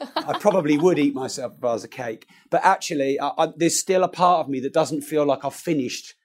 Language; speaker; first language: English; native; English